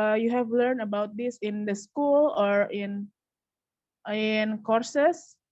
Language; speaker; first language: English; non-native, learner; Indonesian